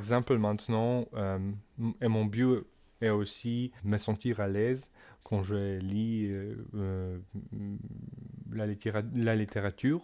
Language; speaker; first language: French; non-native, learner; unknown